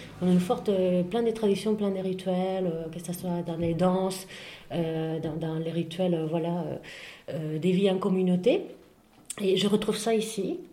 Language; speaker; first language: French; non-native, fluent; Spanish